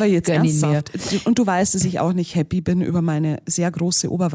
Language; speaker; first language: German; native; German